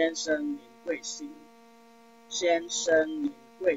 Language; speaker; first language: Chinese; non-native, fluent; Indonesian